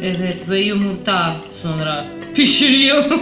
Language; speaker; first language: Turkish; non-native, learner; Russian